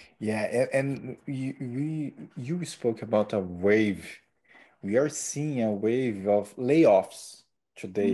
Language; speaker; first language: English; non-native, learner; Portuguese